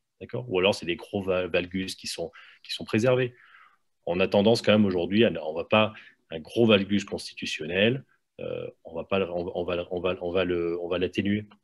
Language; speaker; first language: French; native; French